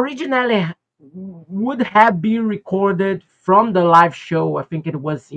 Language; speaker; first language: English; non-native, fluent; Portuguese